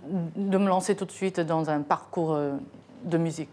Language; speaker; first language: French; non-native, fluent; Chinese